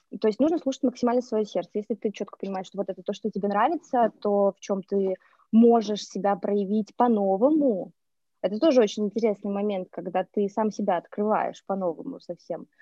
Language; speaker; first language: Russian; native; Russian